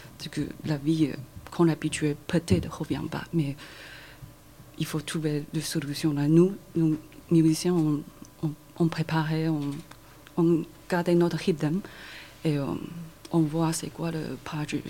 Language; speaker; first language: French; non-native, learner; Chinese